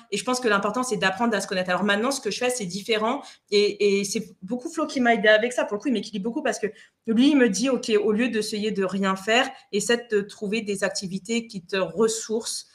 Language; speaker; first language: French; non-native, fluent; Spanish